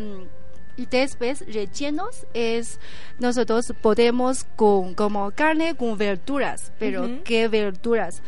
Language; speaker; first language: Spanish; non-native, learner; Chinese